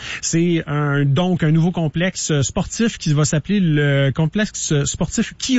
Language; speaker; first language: French; native; French